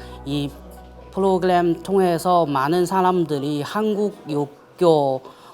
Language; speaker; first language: Korean; non-native, learner; Chinese